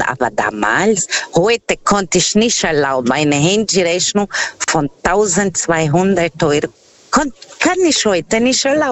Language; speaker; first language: German; non-native, learner; Portuguese